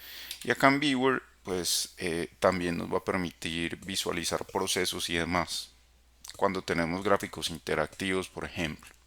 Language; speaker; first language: Spanish; native; Spanish